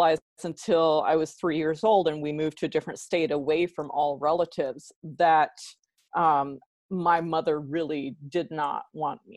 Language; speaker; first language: English; early bilingual, other home language; Pennsylvania German